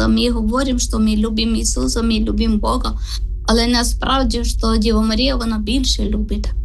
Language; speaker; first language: Ukrainian; non-native, learner; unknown